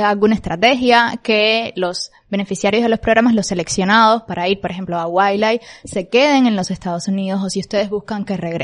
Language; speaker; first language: Spanish; native; Spanish